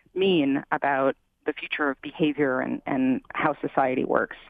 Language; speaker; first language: English; native; English